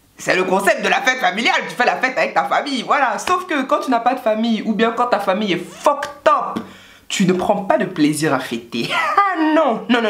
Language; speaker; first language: French; native; French